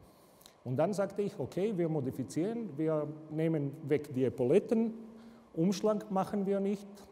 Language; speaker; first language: German; non-native, fluent; Serbian